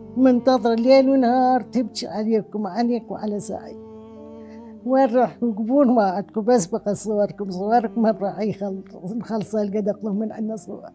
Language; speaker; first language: Arabic; non-native, local second language; Southern Kurdish